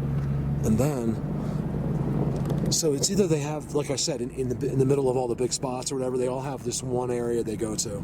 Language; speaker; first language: English; native; English